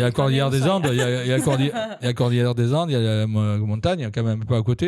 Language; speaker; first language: French; native; French